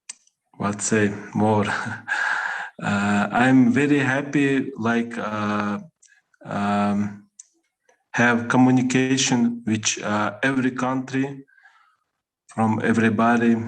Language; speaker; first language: English; non-native, learner; Russian